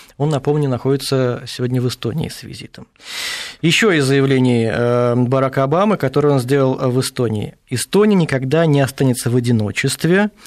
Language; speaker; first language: Russian; native; Russian